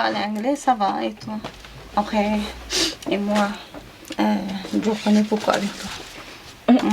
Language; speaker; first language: French; non-native, learner; Tigrinya